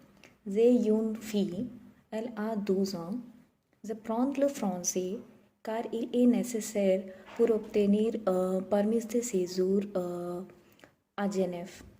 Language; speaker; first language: French; non-native, learner; Odia